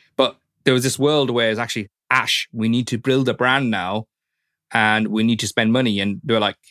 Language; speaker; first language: English; native; English